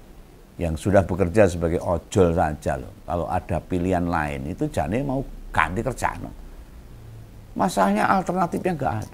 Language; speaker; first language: Indonesian; native; Indonesian